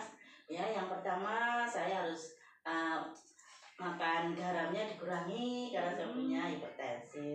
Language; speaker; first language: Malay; non-native, local second language; Javanese